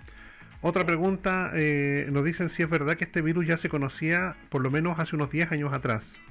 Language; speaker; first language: Spanish; native; Spanish